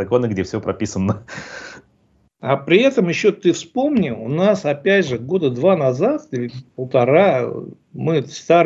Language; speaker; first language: Russian; native; Russian